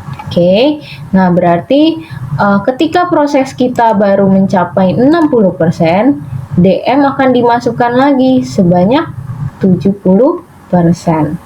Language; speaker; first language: Indonesian; native; Indonesian